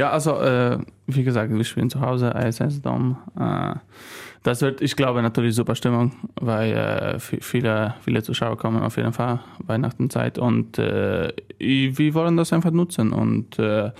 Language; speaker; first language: German; non-native, learner; Polish